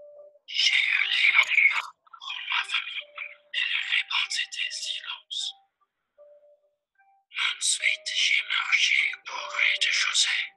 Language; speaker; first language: French; non-native, learner; English